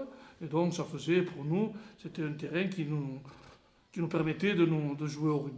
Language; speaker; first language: French; native; French